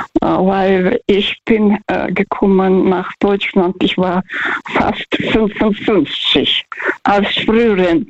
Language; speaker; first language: German; non-native, fluent; Russian